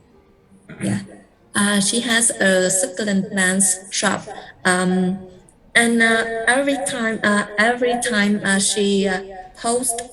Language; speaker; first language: English; non-native, learner; Vietnamese